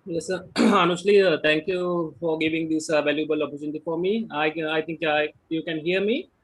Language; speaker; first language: English; non-native, local second language; Sinhala